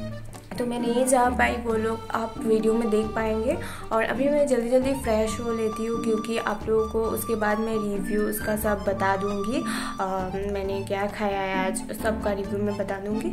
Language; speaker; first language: Hindi; non-native, local second language; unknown